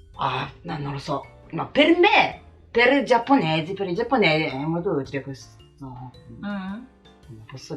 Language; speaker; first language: Italian; non-native, learner; Japanese